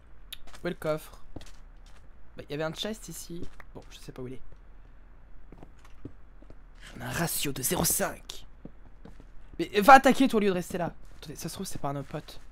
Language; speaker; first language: French; native; French